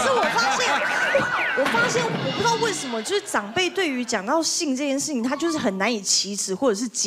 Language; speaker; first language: Chinese; native; Chinese